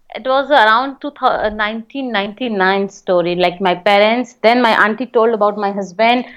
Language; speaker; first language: English; non-native, local second language; Hindi